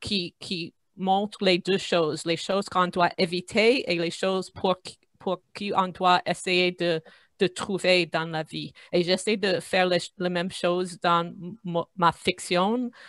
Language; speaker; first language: French; non-native, fluent; English